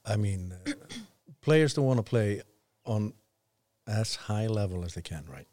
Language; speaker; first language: English; non-native, fluent; Icelandic